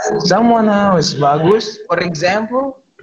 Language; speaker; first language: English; non-native, fluent; Indonesian